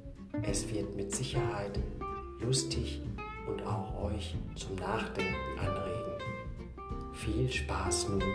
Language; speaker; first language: German; native; German